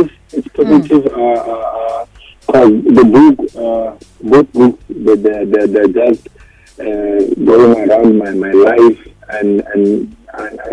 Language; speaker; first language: English; non-native, local second language; Northern Sotho